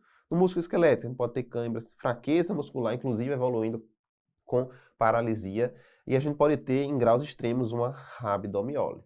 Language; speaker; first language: Portuguese; native; Portuguese